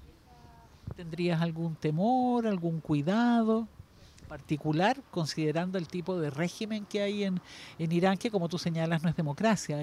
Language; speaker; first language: Spanish; native; Spanish